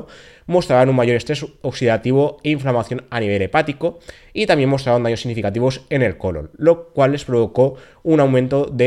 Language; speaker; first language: Spanish; native; Spanish